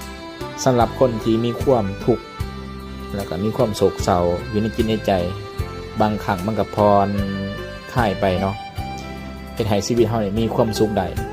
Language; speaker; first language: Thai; non-native, local second language; Lao